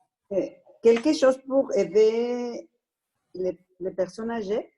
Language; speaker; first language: French; non-native, learner; Spanish